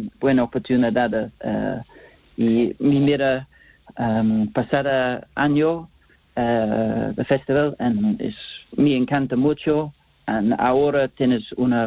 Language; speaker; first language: Spanish; non-native, learner; English